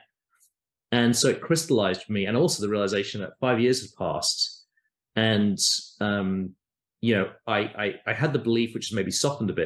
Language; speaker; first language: English; native; English